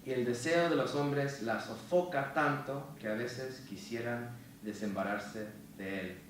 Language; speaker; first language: Spanish; early bilingual, other home language; English